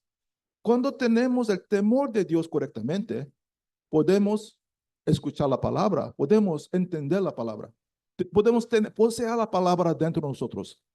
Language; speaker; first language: Spanish; non-native, learner; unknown